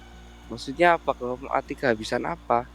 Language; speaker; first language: Indonesian; native; Indonesian